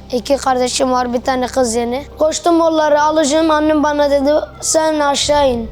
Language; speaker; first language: Turkish; early bilingual, other home language; Arabic